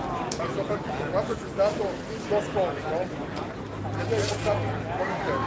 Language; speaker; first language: Italian; native; Italian